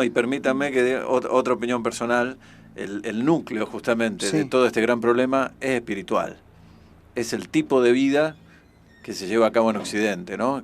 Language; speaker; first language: Spanish; native; Spanish